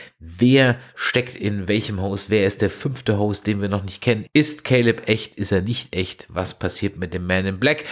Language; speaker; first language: German; native; German